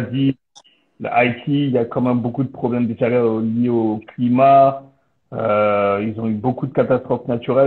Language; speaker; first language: French; native; French